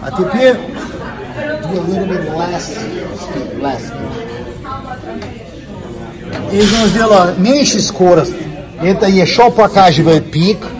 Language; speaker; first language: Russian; non-native, fluent; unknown